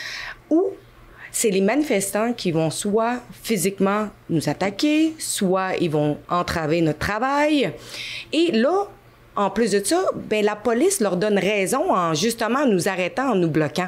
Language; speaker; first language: French; native; French